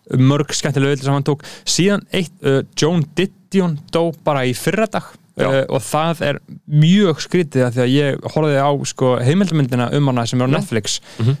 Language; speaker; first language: Icelandic; non-native, fluent; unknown